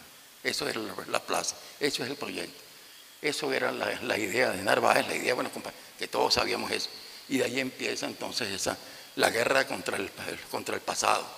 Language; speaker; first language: Spanish; native; Spanish